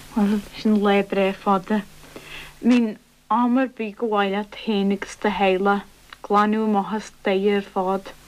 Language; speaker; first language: Irish; native; Irish